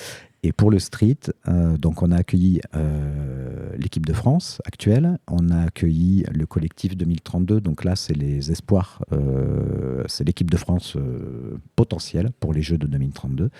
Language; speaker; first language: French; native; French